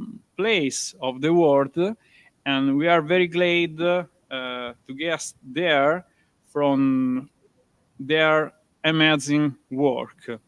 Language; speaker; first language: English; non-native, learner; Italian